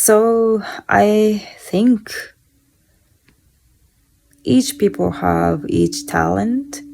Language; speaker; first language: English; non-native, fluent; Japanese